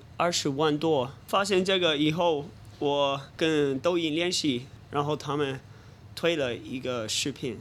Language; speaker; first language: Chinese; non-native, fluent; English